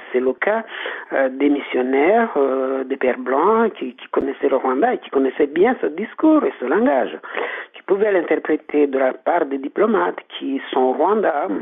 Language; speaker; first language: French; non-native, local second language; Kinyarwanda